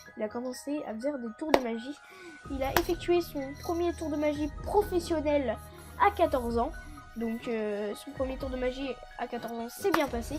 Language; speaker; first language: French; native; French